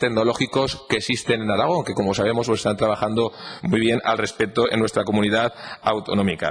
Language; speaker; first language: Spanish; native; Spanish